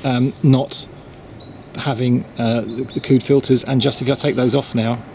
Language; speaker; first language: English; native; English